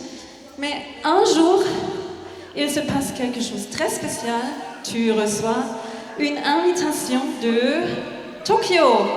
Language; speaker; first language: French; non-native, fluent; German